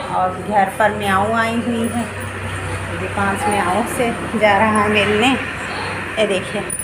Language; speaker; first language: Hindi; native; Hindi